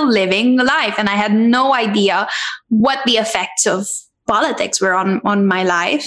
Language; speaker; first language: English; non-native, local second language; Filipino